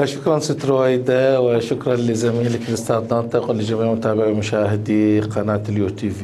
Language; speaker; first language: Arabic; native; Arabic